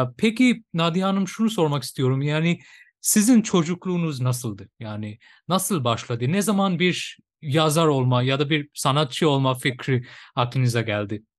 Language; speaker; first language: Turkish; non-native, fluent; Bangla